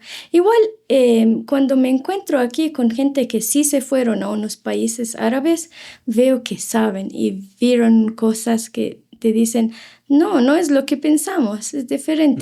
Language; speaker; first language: Spanish; non-native, fluent; Arabic